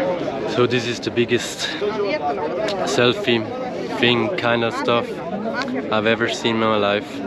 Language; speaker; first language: English; non-native, fluent; Swiss German